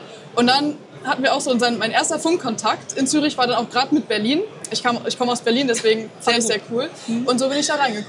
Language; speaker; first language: German; native; German